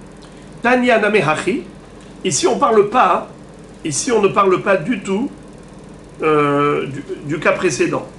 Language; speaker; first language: French; native; French